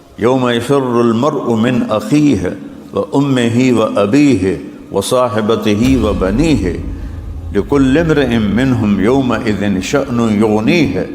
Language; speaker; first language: Urdu; non-native, local second language; Punjabi